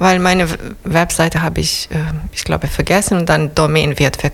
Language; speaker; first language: German; non-native, fluent; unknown